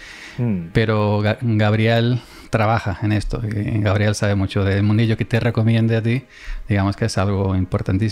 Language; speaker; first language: Spanish; native; Spanish